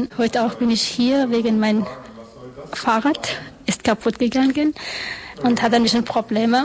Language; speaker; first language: German; non-native, learner; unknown